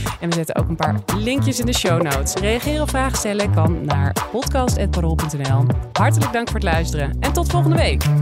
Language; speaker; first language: Dutch; native; Dutch